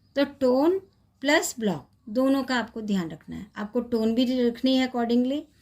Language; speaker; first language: Hindi; native; Hindi